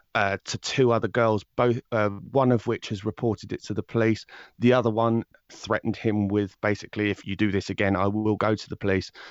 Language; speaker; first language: English; native; English